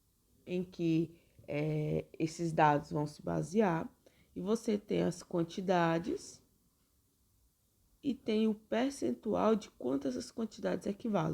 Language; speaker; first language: Portuguese; native; Portuguese